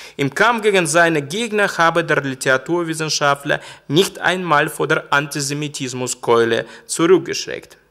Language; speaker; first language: German; non-native, fluent; Russian